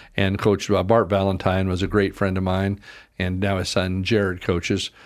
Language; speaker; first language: English; native; English